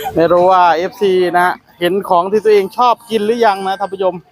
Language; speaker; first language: Thai; native; Thai